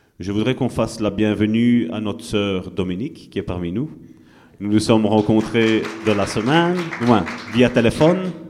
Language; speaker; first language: French; non-native, fluent; Italian